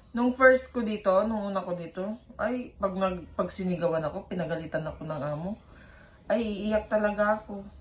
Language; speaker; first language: Filipino; native; Filipino